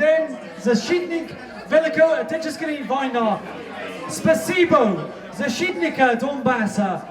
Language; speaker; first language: Russian; non-native, learner; English